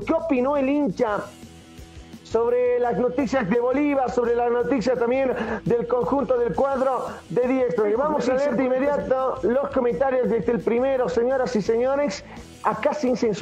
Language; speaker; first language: Spanish; native; Spanish